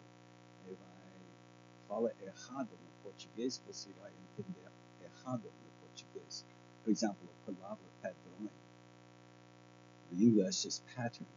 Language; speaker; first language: Portuguese; non-native, learner; English